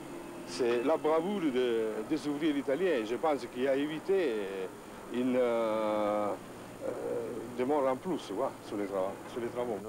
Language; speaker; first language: French; non-native, fluent; Italian